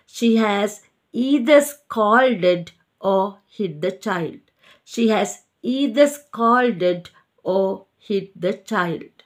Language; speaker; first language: English; non-native, local second language; Sinhala